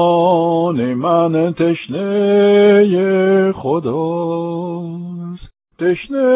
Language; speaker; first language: Persian; non-native, fluent; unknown